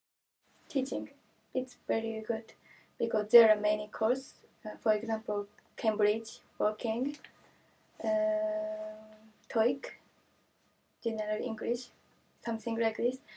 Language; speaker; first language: English; non-native, learner; Japanese